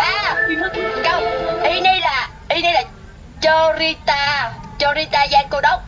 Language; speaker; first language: Indonesian; non-native, learner; Vietnamese